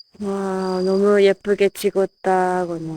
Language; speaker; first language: Korean; non-native, fluent; Japanese